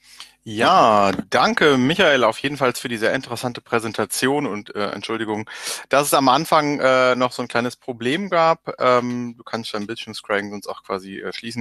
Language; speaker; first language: German; native; German